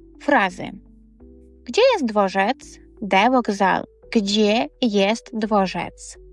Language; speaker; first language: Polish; non-native, fluent; Ukrainian